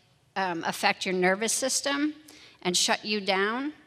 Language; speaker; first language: English; native; English